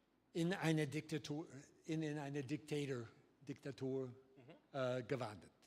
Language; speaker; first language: German; non-native, learner; English